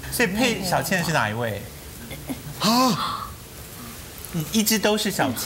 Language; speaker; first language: Chinese; native; Chinese